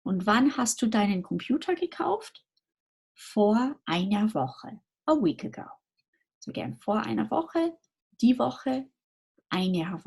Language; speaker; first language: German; non-native, fluent; English